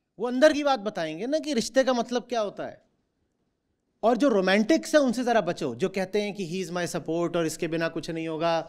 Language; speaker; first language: Hindi; native; Hindi